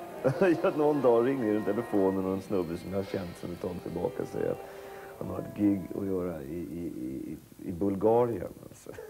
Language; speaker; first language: Swedish; native; Swedish